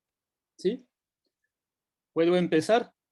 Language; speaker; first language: Spanish; non-native, fluent; French